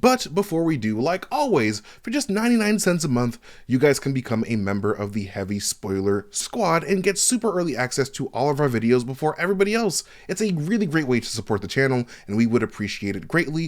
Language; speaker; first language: English; native; English